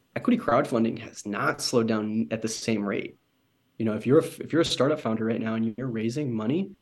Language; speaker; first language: English; native; English